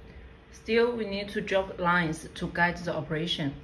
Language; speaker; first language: English; non-native, learner; Chinese